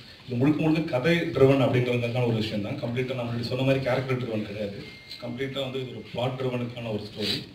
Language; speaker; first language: Tamil; native; Tamil